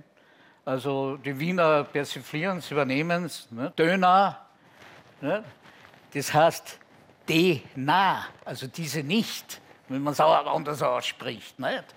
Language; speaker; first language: German; native; German